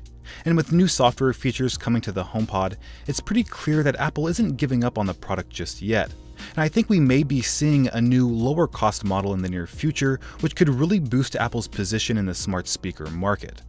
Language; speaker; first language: English; native; English